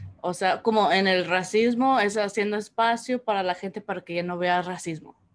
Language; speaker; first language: Spanish; early bilingual, heritage; Spanish